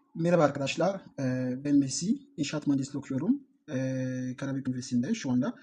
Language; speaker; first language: Turkish; non-native, learner; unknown